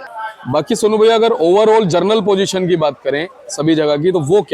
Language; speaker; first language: Hindi; native; Hindi